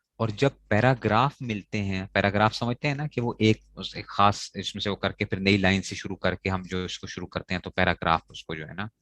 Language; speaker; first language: Urdu; non-native, local second language; Pashto